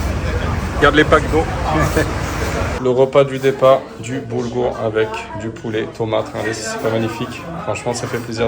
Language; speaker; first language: French; native; French